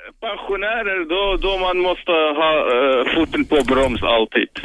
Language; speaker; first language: Swedish; non-native, learner; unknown